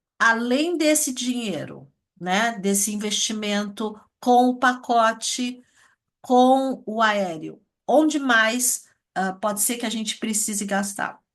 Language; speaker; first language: Portuguese; early bilingual, other home language; Chinese